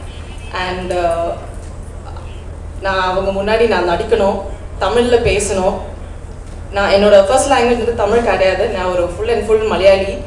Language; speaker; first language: Tamil; non-native, local second language; Malayalam